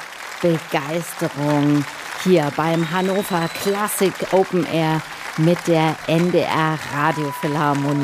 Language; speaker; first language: German; native; German